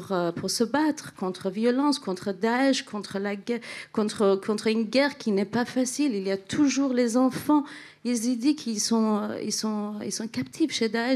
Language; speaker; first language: French; non-native, fluent; Central Kurdish